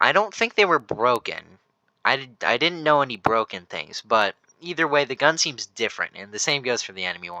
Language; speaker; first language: English; native; English